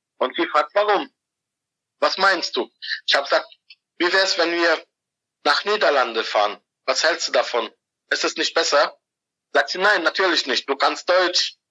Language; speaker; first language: German; non-native, fluent; Arabic